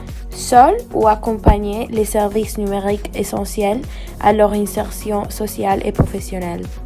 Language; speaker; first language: French; non-native, fluent; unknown